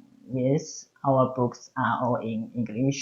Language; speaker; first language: English; non-native, learner; Chinese